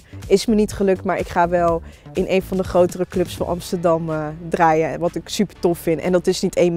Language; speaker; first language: Dutch; native; Dutch